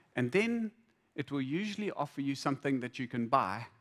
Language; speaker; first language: English; native; English